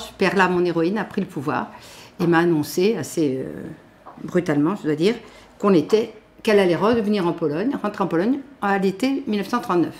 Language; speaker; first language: French; native; French